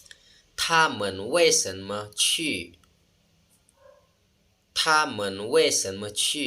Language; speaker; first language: Chinese; non-native, fluent; Lao